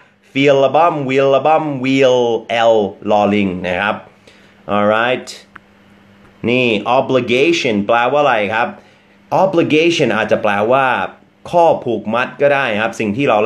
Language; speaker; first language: Thai; non-native, fluent; English